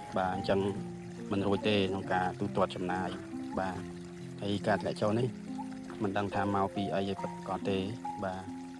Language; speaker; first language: Khmer; native; Khmer